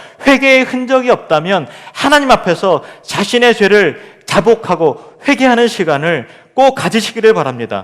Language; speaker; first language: Korean; native; Korean